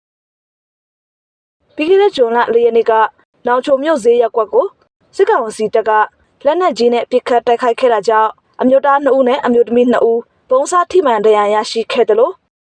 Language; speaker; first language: Burmese; non-native, local second language; Shwe Palaung